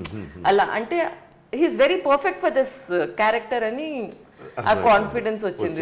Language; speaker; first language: Telugu; non-native, local second language; Hindi